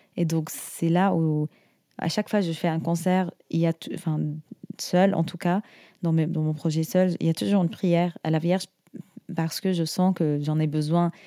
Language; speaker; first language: French; non-native, fluent; Arabic